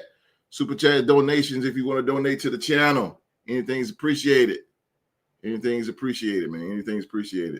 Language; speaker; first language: English; native; English